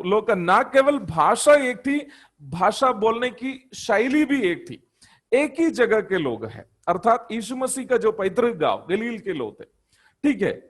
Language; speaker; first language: Hindi; non-native, local second language; Malayalam